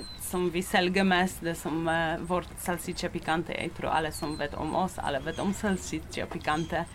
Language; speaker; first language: Norwegian; non-native, learner; Polish